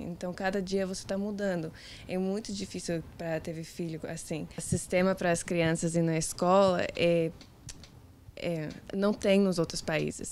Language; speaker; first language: Portuguese; non-native, learner; Afrikaans